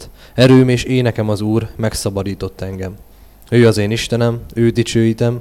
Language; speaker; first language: Hungarian; native; Hungarian